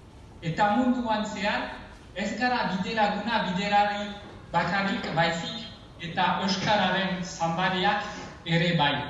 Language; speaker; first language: Basque; non-native, learner; French